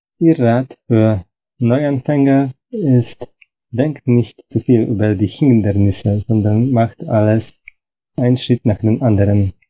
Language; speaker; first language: German; non-native, fluent; Polish